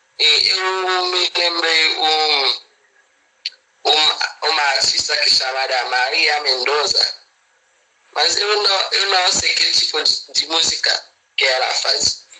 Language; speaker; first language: Portuguese; non-native, learner; Haitian Creole